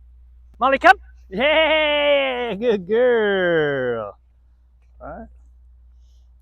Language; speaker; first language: English; native; English